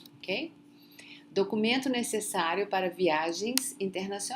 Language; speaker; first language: Portuguese; non-native, fluent; English